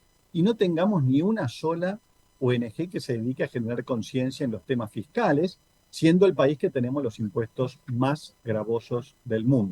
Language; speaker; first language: Spanish; native; Spanish